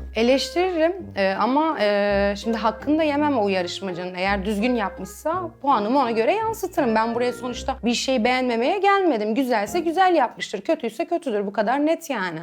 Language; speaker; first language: Turkish; native; Turkish